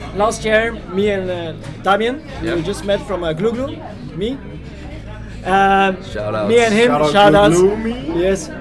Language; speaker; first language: English; non-native, fluent; Dutch